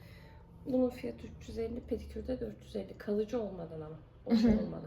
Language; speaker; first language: Turkish; native; Turkish